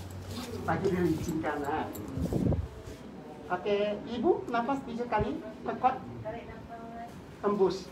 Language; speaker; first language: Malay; non-native, local second language; Cantonese